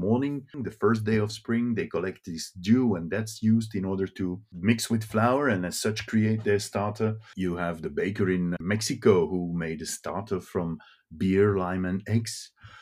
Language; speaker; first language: English; non-native, fluent; Dutch